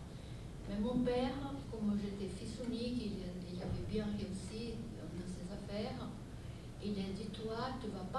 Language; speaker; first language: French; non-native, fluent; Portuguese